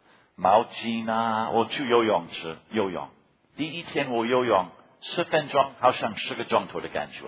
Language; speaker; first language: Chinese; non-native, fluent; English